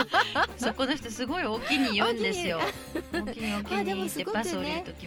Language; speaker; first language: Japanese; native; Japanese